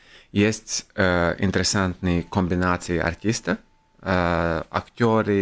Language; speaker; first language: Russian; non-native, local second language; Latvian